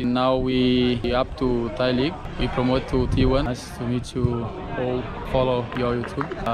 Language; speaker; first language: English; non-native, learner; Thai